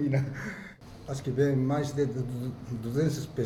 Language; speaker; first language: Portuguese; non-native, fluent; Japanese